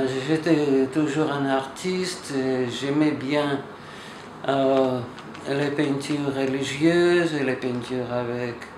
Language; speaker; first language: French; non-native, fluent; Russian